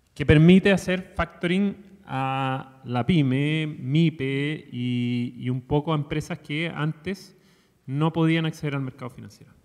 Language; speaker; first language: Spanish; native; Spanish